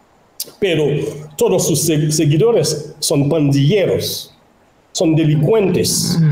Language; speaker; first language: Spanish; non-native, local second language; Haitian Creole